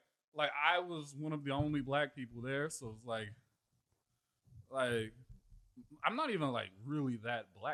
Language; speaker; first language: English; native; English